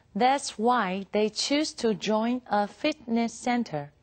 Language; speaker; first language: English; non-native, fluent; Chinese